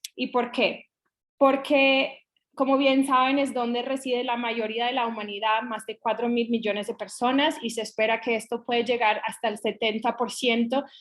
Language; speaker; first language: Spanish; non-native, fluent; English